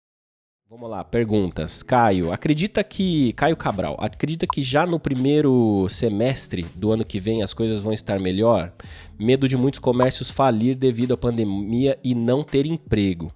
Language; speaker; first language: Portuguese; native; Portuguese